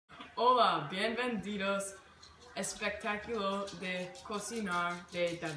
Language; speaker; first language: Spanish; non-native, learner; English